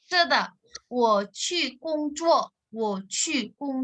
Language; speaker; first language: Chinese; non-native, fluent; Indonesian